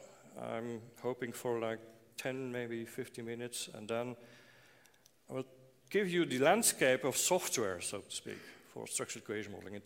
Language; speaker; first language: English; non-native, fluent; Dutch